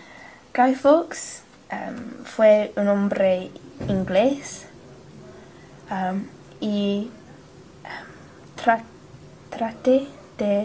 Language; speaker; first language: Spanish; non-native, learner; English